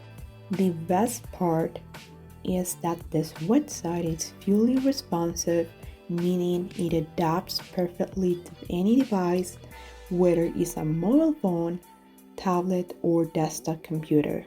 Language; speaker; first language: English; non-native, fluent; Spanish